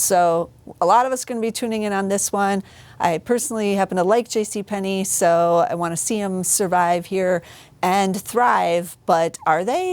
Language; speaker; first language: English; native; English